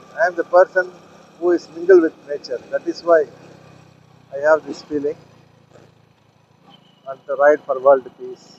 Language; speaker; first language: English; non-native, local second language; Tamil